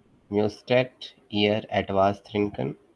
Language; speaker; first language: German; non-native, fluent; Hindi